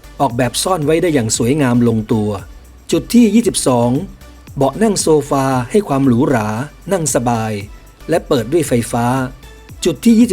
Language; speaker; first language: Thai; native; Thai